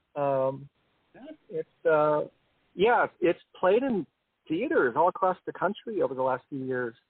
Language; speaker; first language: English; native; English